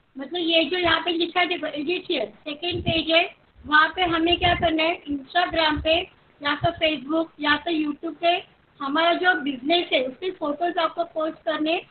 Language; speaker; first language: Hindi; non-native, local second language; Marathi